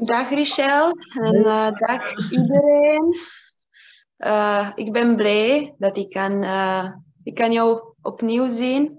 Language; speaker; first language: Dutch; non-native, learner; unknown